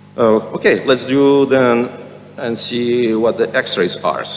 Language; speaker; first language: English; non-native, fluent; Lithuanian